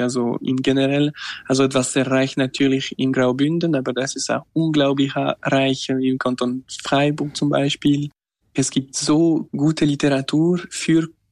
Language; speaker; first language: German; non-native, local second language; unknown